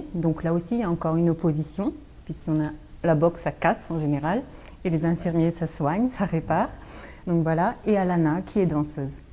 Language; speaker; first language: French; native; French